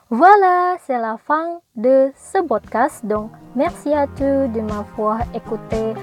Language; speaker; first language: French; non-native, learner; Indonesian